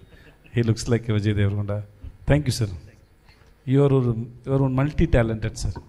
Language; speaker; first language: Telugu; non-native, learner; Tamil